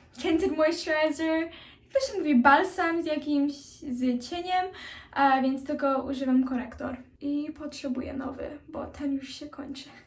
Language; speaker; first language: Polish; early bilingual, heritage; Polish